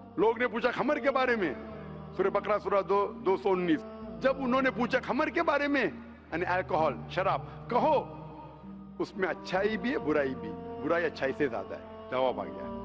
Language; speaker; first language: Hindi; non-native, local second language; Konkani